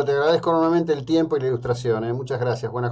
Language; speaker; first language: Spanish; native; Spanish